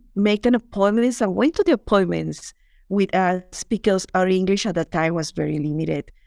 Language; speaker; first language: English; non-native, fluent; Spanish